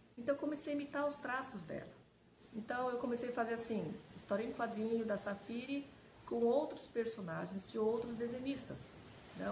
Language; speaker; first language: Portuguese; early bilingual, other home language; Japanese